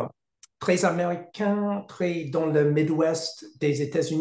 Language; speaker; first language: French; non-native, learner; English